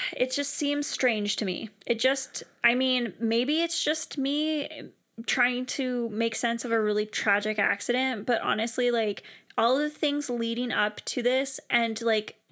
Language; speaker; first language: English; native; English